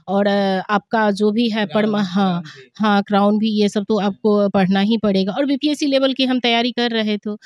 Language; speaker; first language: Hindi; native; Hindi